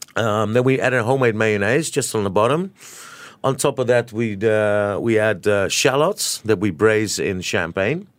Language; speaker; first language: English; native; English